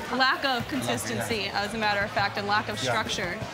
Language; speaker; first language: English; native; English